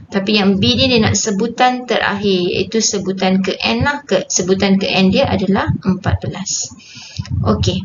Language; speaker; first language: Malay; native; Malay